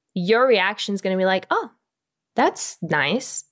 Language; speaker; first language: English; non-native, fluent; Romanian